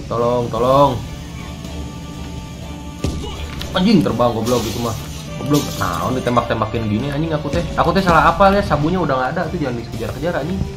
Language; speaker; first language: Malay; non-native, local second language; Sundanese